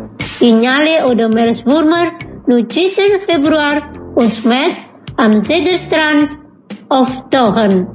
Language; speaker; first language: German; non-native, fluent; Indonesian